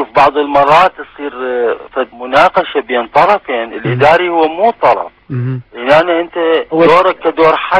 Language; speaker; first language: Arabic; native; Arabic